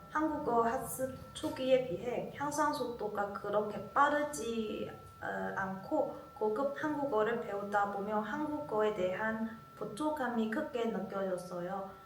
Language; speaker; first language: Korean; non-native, learner; Chinese